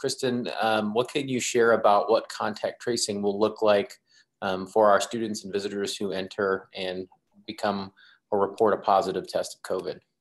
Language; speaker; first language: English; native; English